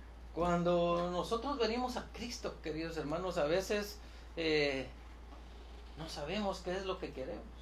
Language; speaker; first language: Spanish; native; Spanish